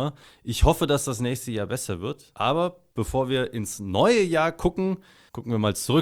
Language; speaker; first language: German; native; German